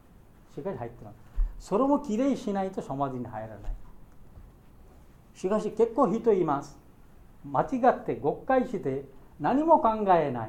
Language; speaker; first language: Japanese; non-native, learner; Bangla